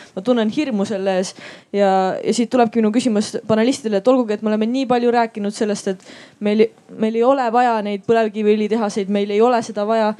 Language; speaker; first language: Estonian; native; Estonian